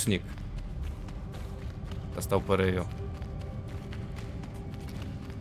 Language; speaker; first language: Polish; native; Polish